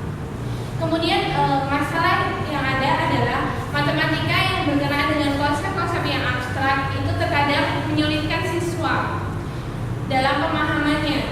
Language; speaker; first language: Indonesian; native; Indonesian